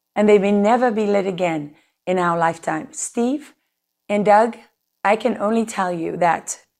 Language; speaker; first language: English; native; English